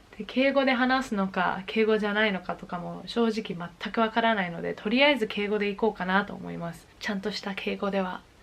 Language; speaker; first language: Japanese; early bilingual, heritage; English